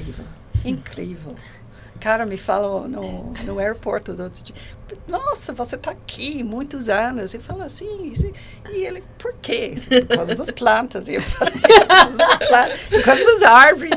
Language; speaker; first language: Portuguese; non-native, learner; English